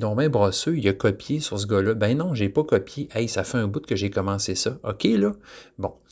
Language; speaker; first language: French; native; French